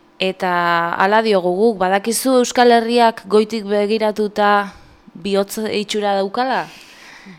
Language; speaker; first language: Basque; native; Basque